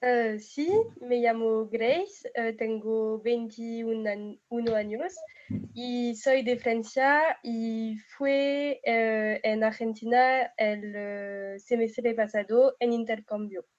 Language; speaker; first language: Spanish; non-native, fluent; French